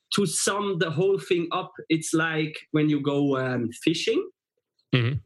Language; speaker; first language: English; non-native, fluent; German